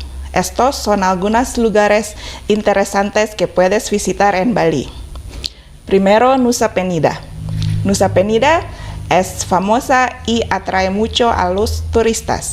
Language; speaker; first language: Spanish; non-native, fluent; Indonesian